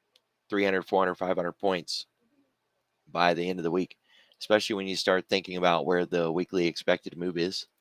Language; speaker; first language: English; native; English